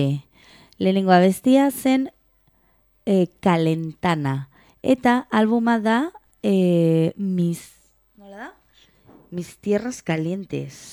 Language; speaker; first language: Basque; non-native, local second language; Spanish